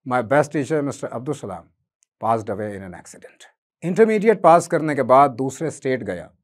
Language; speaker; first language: Hindi; native; Hindi